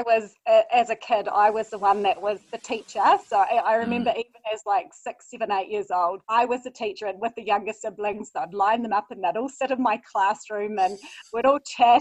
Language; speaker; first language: English; native; English